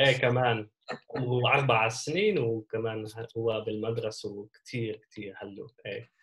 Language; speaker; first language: Arabic; non-native, learner; Dutch